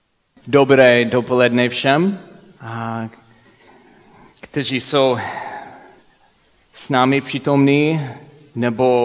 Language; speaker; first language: Czech; non-native, fluent; English